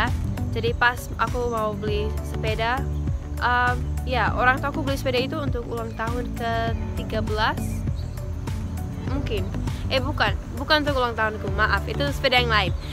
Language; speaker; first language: Indonesian; non-native, fluent; English